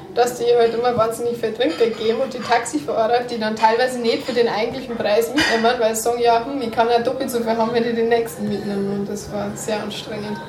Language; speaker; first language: German; native; German